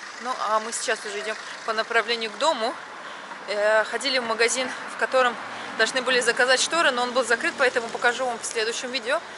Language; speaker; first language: Russian; native; Russian